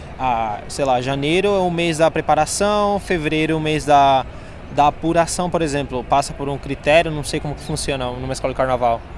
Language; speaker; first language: Portuguese; early bilingual, other home language; Spanish